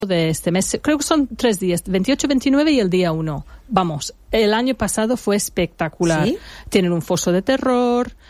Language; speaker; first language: Spanish; non-native, fluent; English